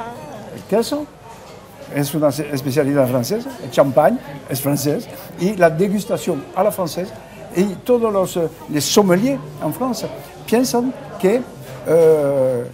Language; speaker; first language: Spanish; non-native, fluent; French